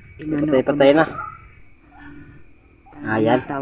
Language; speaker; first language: Filipino; non-native, local second language; Cebuano